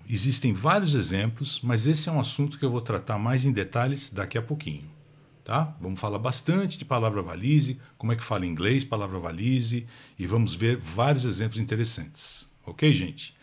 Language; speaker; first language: Portuguese; native; Portuguese